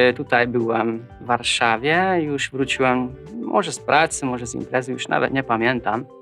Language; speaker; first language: Polish; non-native, fluent; Hungarian